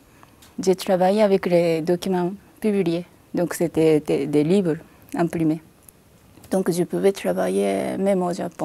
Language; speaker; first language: French; non-native, fluent; Japanese